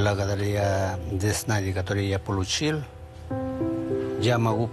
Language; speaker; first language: Russian; non-native, learner; Spanish